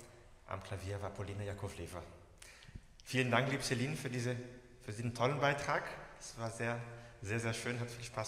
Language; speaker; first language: German; native; German